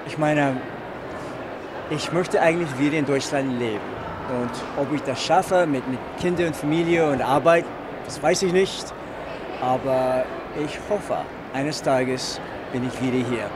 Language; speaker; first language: German; non-native, fluent; English